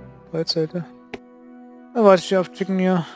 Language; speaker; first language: German; native; German